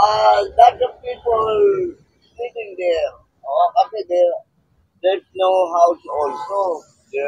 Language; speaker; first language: English; non-native, local second language; Filipino